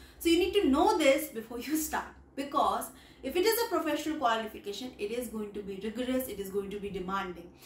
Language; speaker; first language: English; non-native, local second language; Hindi